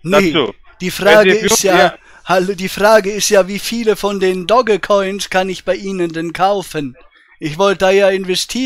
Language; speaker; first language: German; native; German